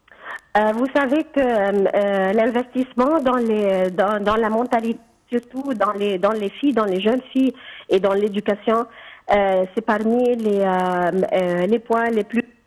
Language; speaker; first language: French; non-native, fluent; Arabic